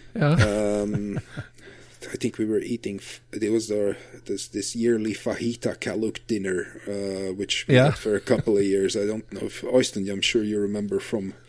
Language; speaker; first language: English; non-native, fluent; Dutch